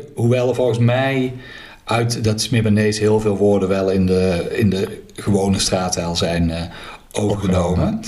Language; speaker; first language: Dutch; native; Dutch